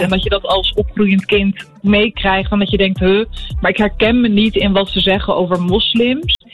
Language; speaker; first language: Dutch; early bilingual, other home language; Arabic